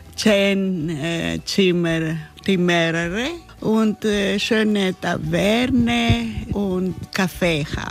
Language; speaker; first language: German; non-native, learner; Greek